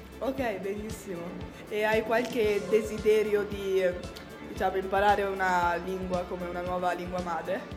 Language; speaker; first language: Italian; native; Italian